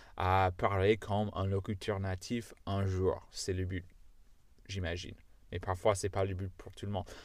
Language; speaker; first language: French; non-native, fluent; English